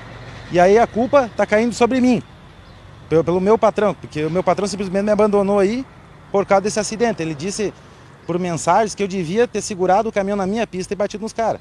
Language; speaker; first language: Portuguese; native; Portuguese